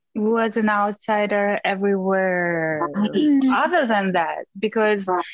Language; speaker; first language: English; non-native, fluent; Russian